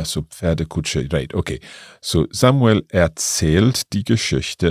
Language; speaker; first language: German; non-native, learner; English